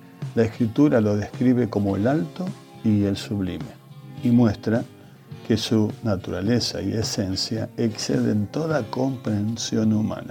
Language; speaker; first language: Spanish; native; Spanish